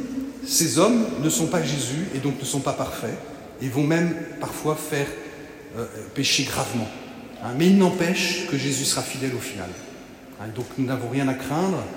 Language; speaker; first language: French; native; French